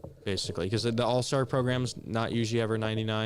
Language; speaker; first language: English; native; English